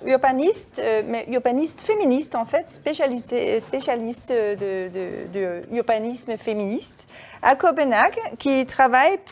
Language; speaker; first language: French; non-native, fluent; Danish